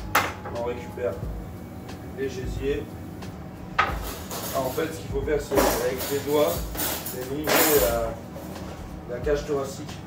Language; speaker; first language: French; native; French